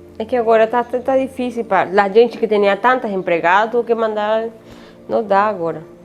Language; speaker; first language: Portuguese; non-native, learner; Spanish